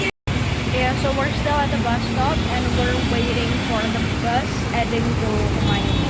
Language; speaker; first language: English; non-native, learner; Indonesian